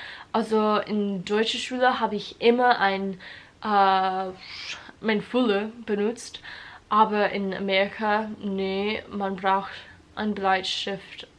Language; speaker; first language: German; non-native, learner; English